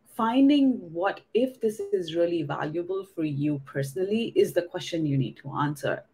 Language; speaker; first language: English; non-native, local second language; Hindi